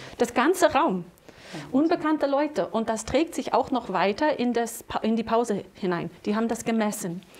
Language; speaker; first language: German; non-native, fluent; English